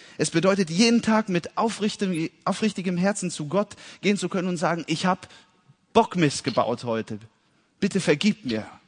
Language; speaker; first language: German; early bilingual, heritage; German